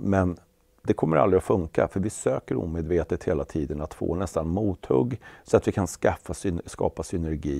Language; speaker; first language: Swedish; native; Swedish